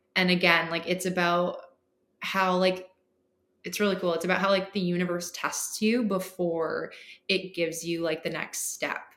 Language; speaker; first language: English; native; English